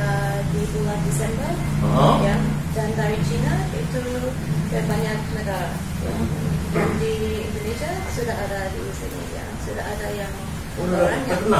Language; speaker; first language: Indonesian; non-native, fluent; English